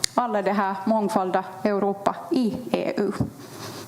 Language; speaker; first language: Swedish; non-native, fluent; Kurdish